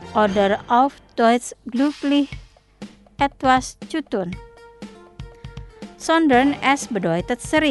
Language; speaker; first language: German; non-native, fluent; Indonesian